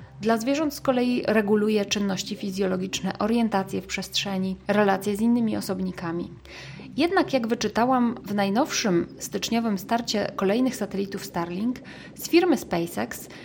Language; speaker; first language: Polish; native; Polish